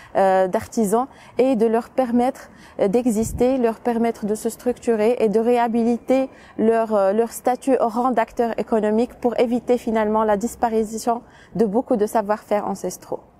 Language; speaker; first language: French; non-native, local second language; Arabic